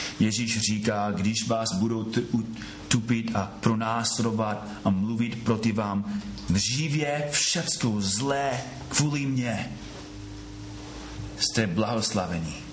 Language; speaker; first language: Czech; non-native, fluent; English